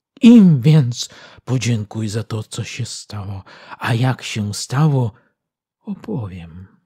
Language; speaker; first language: Polish; early bilingual, heritage; Polish